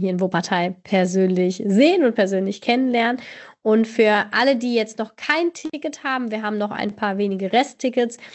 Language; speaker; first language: German; native; German